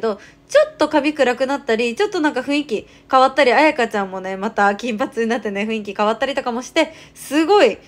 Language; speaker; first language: Japanese; native; Japanese